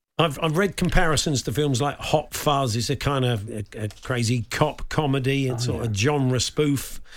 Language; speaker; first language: English; native; English